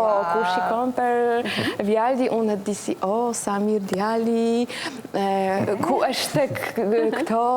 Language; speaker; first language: Albanian; non-native, learner; Polish